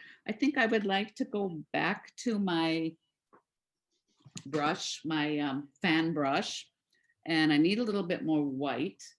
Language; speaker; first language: English; native; English